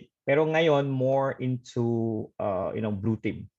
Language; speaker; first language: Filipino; non-native, fluent; Indonesian